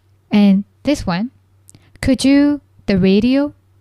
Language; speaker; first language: English; non-native, fluent; Burmese